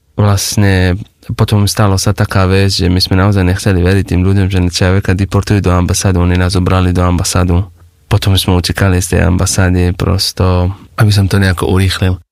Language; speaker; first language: Slovak; non-native, fluent; Persian